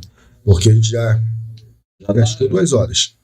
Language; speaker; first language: Portuguese; native; Portuguese